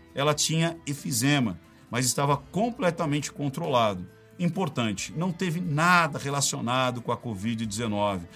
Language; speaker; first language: Portuguese; native; Portuguese